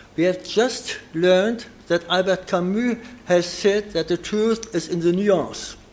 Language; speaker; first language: English; non-native, fluent; German